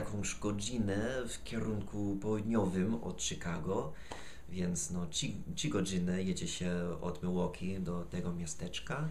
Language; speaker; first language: Polish; non-native, fluent; English